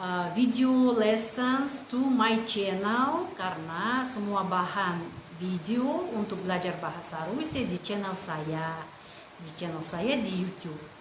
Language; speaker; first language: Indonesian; non-native, fluent; Russian